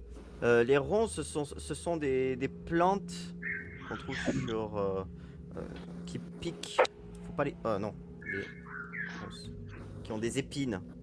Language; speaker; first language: French; native; French